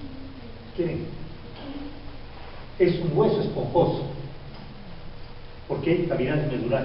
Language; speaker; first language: Spanish; native; Spanish